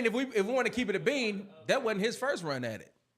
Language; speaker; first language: English; native; English